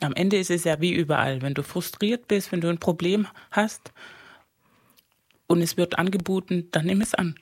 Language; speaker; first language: German; non-native, fluent; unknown